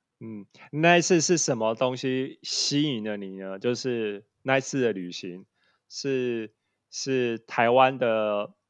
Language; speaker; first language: Chinese; native; Chinese